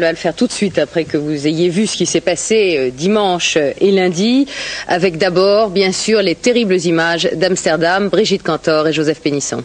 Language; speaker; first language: French; native; French